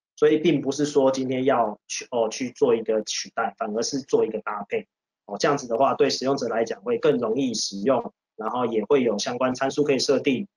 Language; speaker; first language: Chinese; native; Chinese